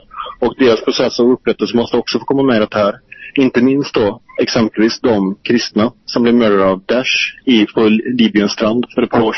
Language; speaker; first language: Swedish; native; Swedish